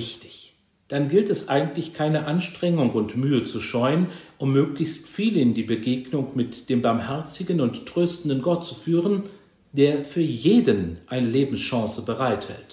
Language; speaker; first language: German; native; German